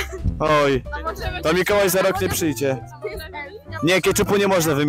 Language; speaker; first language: Polish; native; Polish